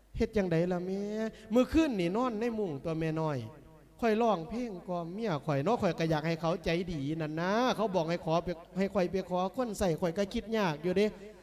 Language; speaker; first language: Thai; native; Thai